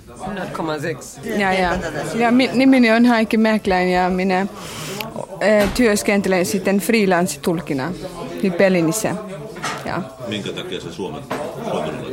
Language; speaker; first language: Finnish; non-native, fluent; German